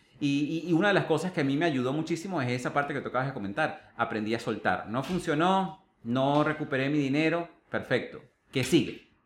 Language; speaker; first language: Spanish; native; Spanish